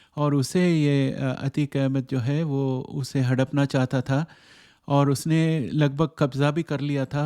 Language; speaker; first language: Hindi; native; Hindi